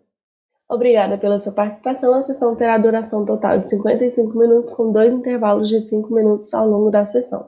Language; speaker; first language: Portuguese; native; Portuguese